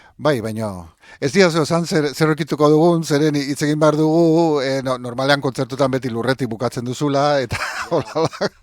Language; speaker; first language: Basque; native; Basque